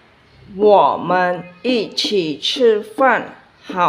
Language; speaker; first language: Chinese; non-native, fluent; Khmer